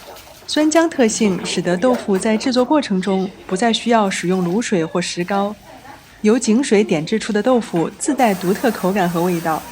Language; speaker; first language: Chinese; native; Chinese